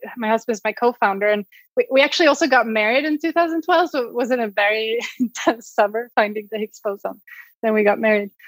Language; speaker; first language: English; non-native, fluent; Swedish